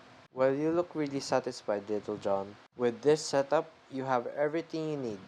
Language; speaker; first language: English; non-native, local second language; Filipino